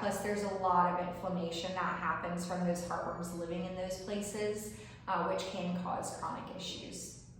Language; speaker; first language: English; native; English